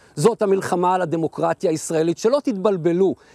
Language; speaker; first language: Hebrew; native; Hebrew